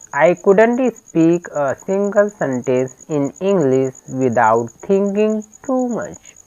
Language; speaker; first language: English; non-native, learner; Hindi